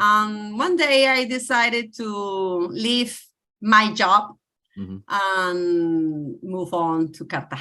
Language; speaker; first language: English; non-native, learner; Spanish